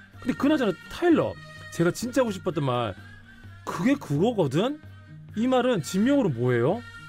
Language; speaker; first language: Korean; native; Korean